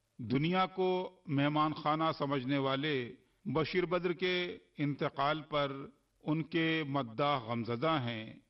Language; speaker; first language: Urdu; native; Urdu